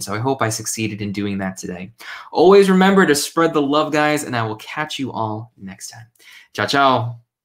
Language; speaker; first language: English; native; English